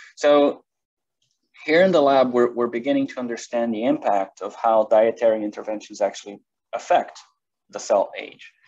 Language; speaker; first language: English; non-native, fluent; Portuguese